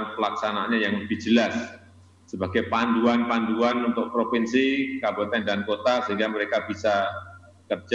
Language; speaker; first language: Indonesian; non-native, local second language; Javanese